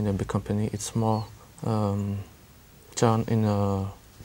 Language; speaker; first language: English; non-native, learner; French